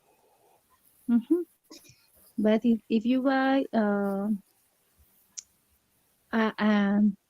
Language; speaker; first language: English; non-native, learner; Spanish